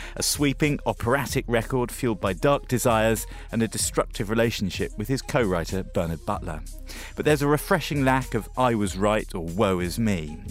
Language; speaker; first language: English; native; English